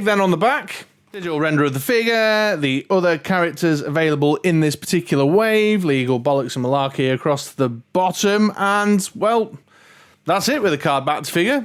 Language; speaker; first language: English; native; English